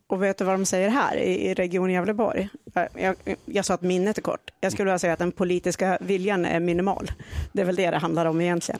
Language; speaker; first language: Swedish; native; Swedish